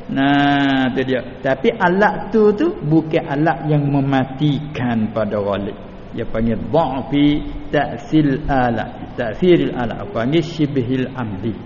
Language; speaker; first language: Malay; native; Malay